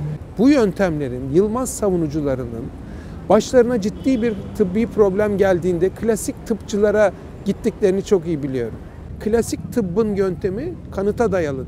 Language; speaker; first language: Turkish; native; Turkish